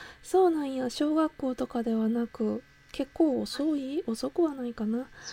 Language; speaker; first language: Japanese; native; Japanese